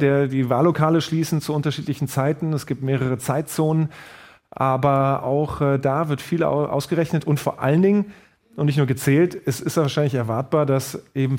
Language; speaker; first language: German; native; German